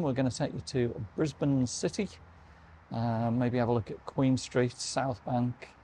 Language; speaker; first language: English; native; English